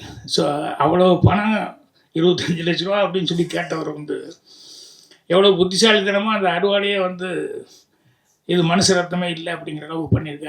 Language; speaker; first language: Tamil; native; Tamil